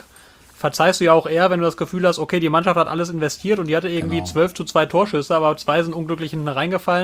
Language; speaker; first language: German; native; German